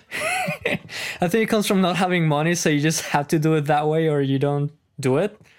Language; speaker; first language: English; non-native, fluent; Spanish